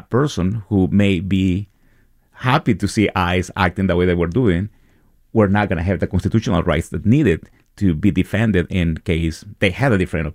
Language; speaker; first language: English; non-native, fluent; Spanish